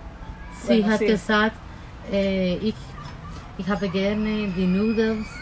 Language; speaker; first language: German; non-native, learner; Spanish